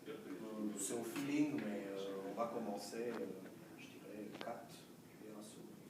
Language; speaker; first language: French; non-native, fluent; Hebrew